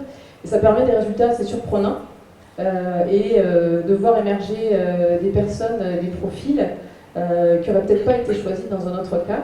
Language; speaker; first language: French; native; French